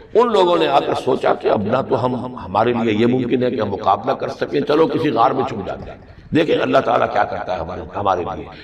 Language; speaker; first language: Urdu; native; Urdu